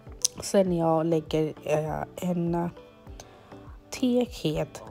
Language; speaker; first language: Swedish; non-native, learner; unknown